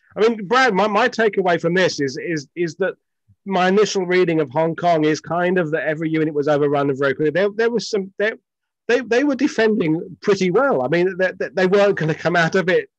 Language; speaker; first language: English; native; English